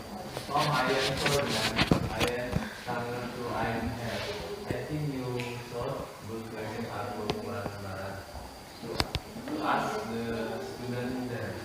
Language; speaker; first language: English; non-native, learner; Indonesian